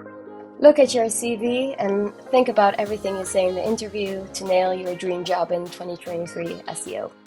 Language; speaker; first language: English; non-native, fluent; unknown